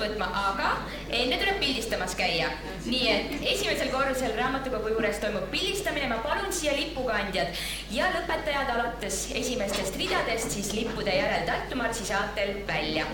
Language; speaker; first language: Estonian; native; Estonian